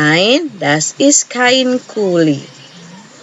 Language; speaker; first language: German; non-native, fluent; Indonesian